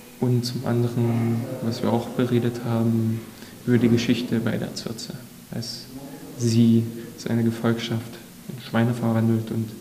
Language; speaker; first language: German; non-native, local second language; Upper Sorbian